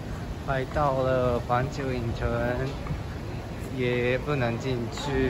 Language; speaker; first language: Chinese; non-native, fluent; Japanese